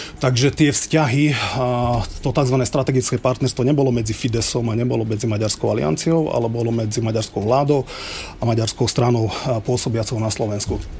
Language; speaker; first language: Slovak; non-native, local second language; Hungarian